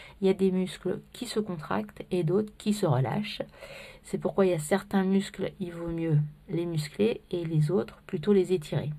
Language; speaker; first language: French; native; French